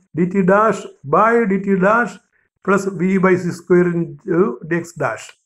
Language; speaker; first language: English; non-native, local second language; Malayalam